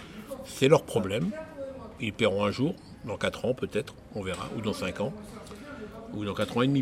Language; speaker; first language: French; native; French